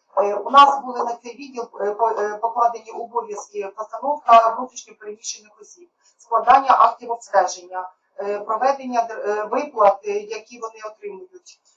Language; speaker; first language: Ukrainian; native; Ukrainian